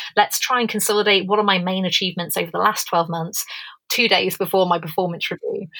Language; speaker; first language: English; native; English